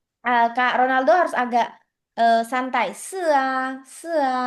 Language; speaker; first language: Indonesian; native; Indonesian